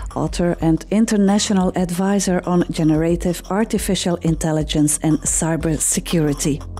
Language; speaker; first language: English; non-native, fluent; Dutch